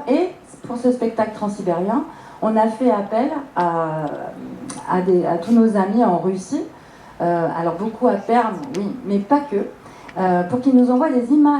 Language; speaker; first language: French; native; French